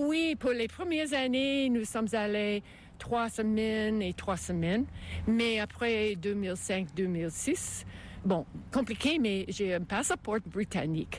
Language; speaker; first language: French; non-native, local second language; English